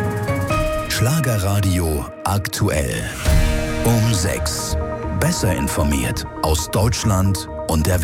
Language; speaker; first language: German; native; German